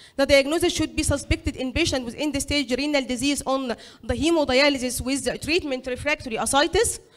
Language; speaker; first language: English; non-native, fluent; Arabic